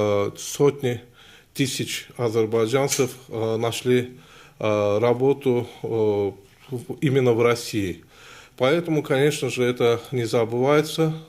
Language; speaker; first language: Russian; non-native, local second language; Azerbaijani